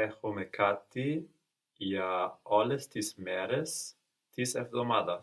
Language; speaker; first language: Greek; non-native, learner; English